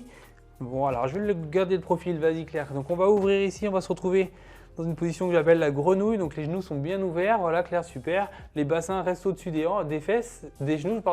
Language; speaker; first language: French; native; French